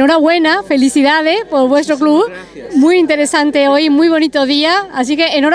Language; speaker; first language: Spanish; native; Spanish